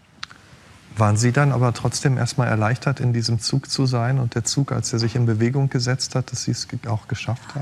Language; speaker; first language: German; native; German